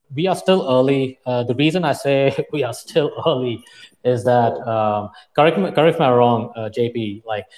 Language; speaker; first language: English; non-native, fluent; Arabic